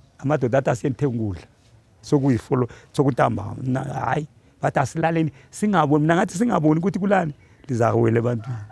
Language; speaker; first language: Zulu; native; Zulu